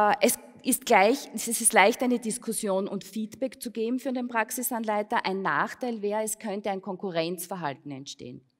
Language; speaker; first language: German; native; German